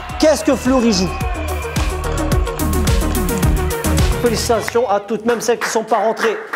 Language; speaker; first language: French; native; French